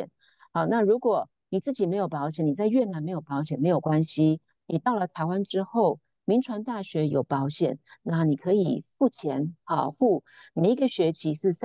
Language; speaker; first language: Chinese; native; Chinese